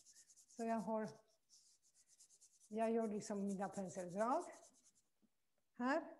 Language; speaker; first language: Swedish; non-native, fluent; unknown